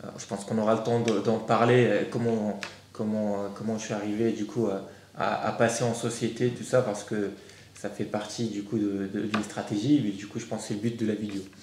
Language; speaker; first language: French; non-native, local second language; Arabic